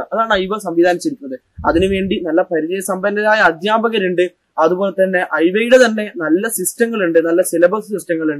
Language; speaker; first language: Malayalam; native; Malayalam